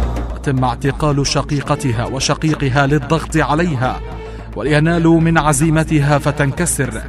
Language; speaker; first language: Arabic; native; Arabic